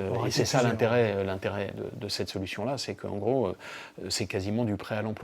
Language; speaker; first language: French; native; French